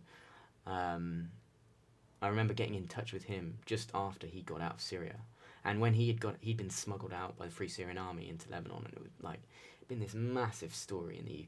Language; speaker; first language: English; native; English